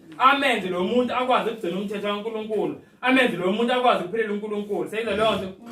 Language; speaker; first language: Zulu; native; Zulu